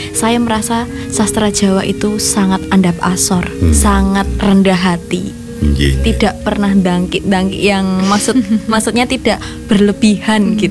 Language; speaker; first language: Indonesian; non-native, local second language; Javanese